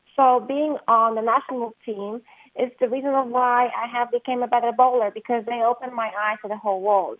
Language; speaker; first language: English; non-native, fluent; Polish